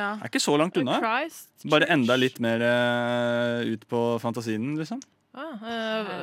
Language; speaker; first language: Norwegian; native; Norwegian